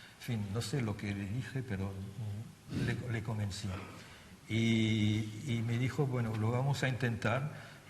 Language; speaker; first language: Spanish; non-native, fluent; German